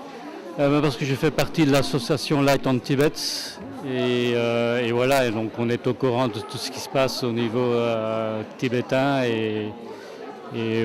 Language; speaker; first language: French; non-native, fluent; Italian